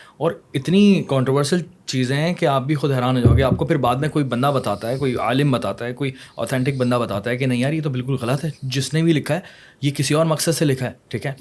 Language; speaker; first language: Urdu; native; Urdu